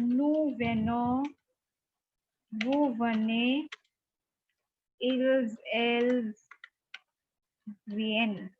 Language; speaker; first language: French; non-native, fluent; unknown